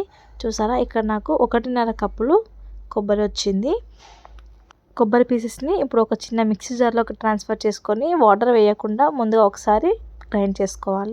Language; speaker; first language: Telugu; native; Telugu